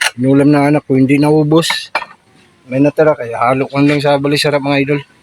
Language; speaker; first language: Filipino; non-native, local second language; Cebuano